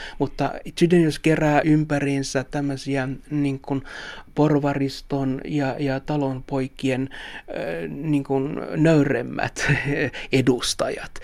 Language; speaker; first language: Finnish; non-native, local second language; Swedish